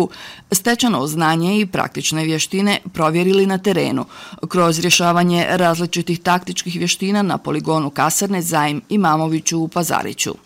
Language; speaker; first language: Serbian; native; Serbian